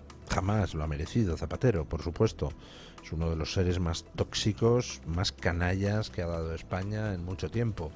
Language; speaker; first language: Spanish; native; Spanish